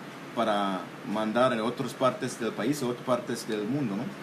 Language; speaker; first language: Spanish; non-native, local second language; English